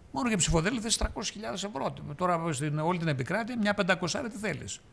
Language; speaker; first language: Greek; native; Greek